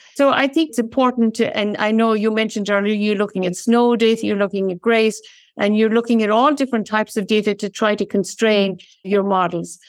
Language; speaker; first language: English; native; English